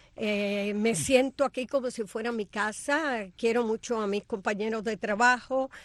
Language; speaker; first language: Spanish; native; Spanish